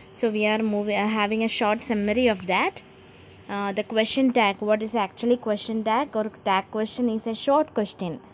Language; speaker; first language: English; non-native, local second language; Malayalam